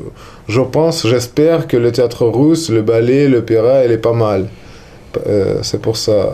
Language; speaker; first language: French; non-native, learner; Russian